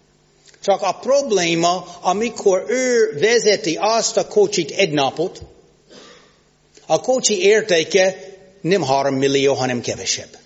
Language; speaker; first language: Hungarian; non-native, fluent; English